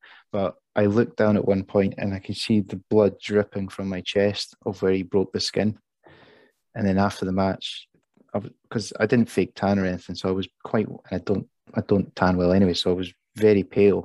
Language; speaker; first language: English; native; English